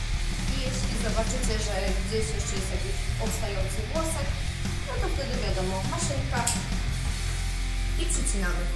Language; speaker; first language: Polish; native; Polish